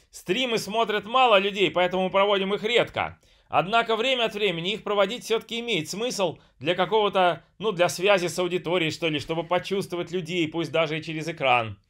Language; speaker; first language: Russian; native; Russian